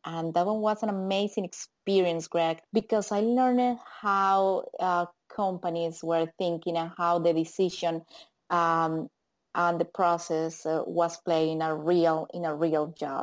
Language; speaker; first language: English; non-native, fluent; Spanish